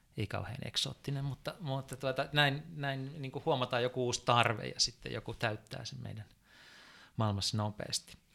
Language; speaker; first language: Finnish; native; Finnish